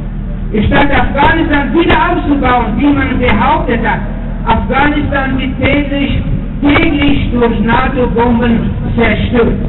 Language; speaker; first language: German; non-native, fluent; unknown